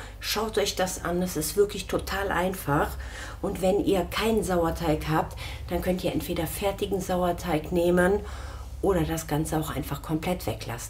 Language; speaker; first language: German; native; German